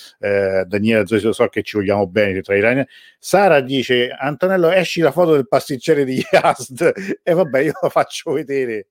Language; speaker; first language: Italian; early bilingual, other home language; Persian